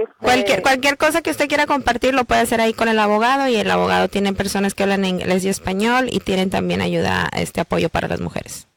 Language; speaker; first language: Spanish; native; Spanish